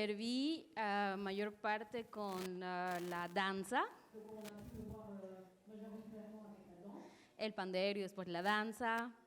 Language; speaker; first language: Spanish; early bilingual, heritage; Spanish